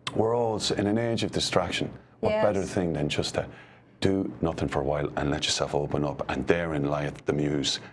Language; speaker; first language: English; native; English